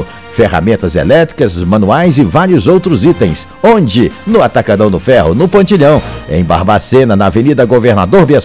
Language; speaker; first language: Portuguese; native; Portuguese